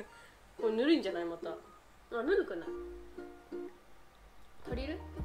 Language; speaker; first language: Japanese; native; Japanese